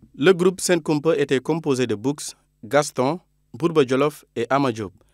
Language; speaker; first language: French; non-native, local second language; Wolof